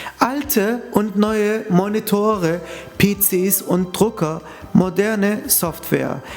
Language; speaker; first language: German; non-native, fluent; Turkish